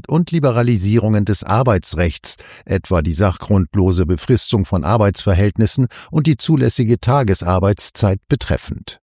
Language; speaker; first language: German; native; German